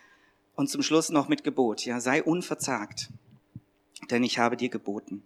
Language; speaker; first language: German; native; German